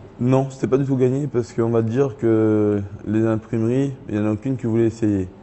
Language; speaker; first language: French; early bilingual, other home language; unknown